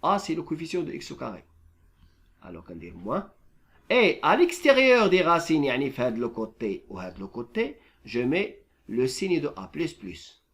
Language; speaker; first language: French; non-native, local second language; Arabic